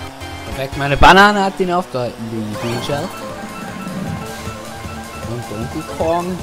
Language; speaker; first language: German; native; German